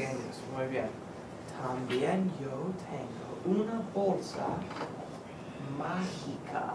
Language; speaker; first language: Spanish; non-native, fluent; English